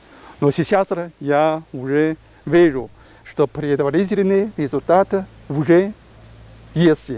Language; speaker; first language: Russian; non-native, fluent; Chinese